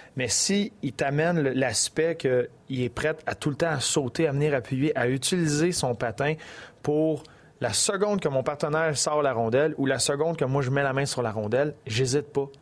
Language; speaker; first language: French; native; French